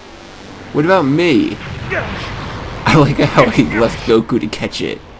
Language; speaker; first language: English; native; English